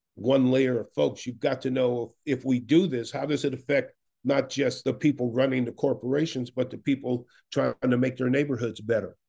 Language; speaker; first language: English; native; English